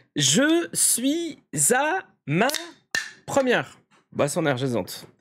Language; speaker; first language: French; native; French